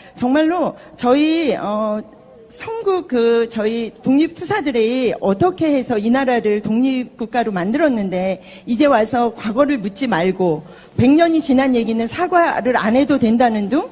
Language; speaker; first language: Korean; native; Korean